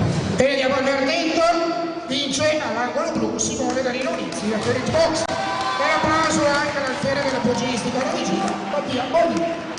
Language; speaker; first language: Italian; native; Italian